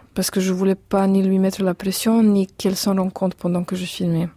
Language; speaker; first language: French; non-native, fluent; Serbian